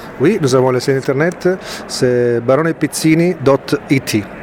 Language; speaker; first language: French; non-native, fluent; Italian